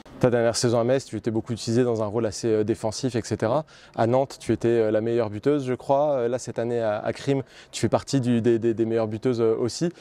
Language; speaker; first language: French; native; French